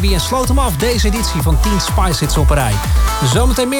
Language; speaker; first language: Dutch; native; Dutch